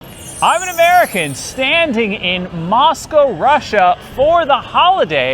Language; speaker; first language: English; native; English